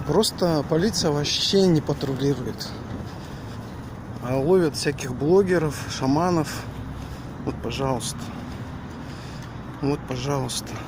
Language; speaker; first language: Russian; native; Russian